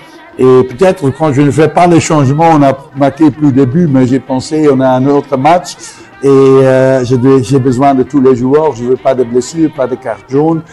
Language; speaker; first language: French; non-native, fluent; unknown